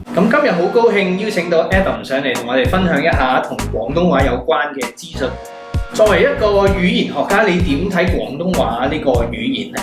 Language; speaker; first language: Cantonese; native; Cantonese